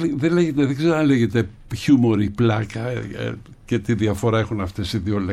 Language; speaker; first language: Greek; native; Greek